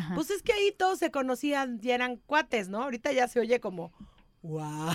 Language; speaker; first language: Spanish; native; Spanish